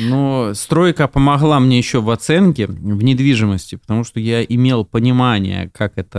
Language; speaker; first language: Russian; native; Russian